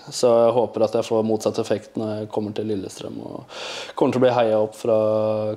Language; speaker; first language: Norwegian; native; Norwegian